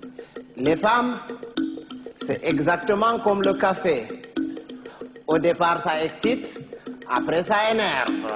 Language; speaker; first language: French; non-native, local second language; Fula